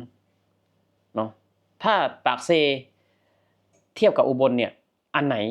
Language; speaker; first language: Thai; non-native, local second language; Northeastern Thai